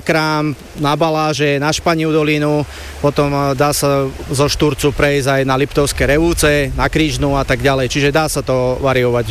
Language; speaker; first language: Slovak; native; Slovak